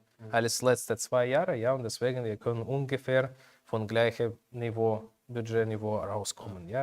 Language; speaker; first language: German; non-native, learner; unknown